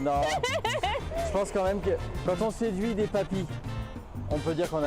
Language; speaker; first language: French; native; French